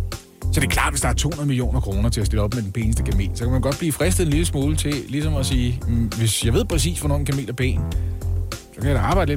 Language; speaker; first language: Danish; native; Danish